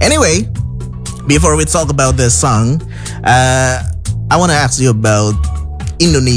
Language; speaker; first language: English; non-native, fluent; Indonesian